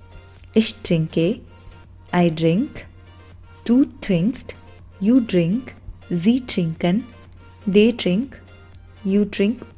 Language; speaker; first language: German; non-native, fluent; Punjabi